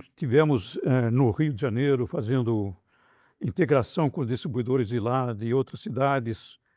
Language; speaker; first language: Portuguese; native; Portuguese